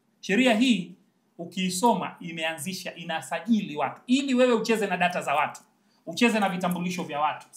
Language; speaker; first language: Swahili; native; Swahili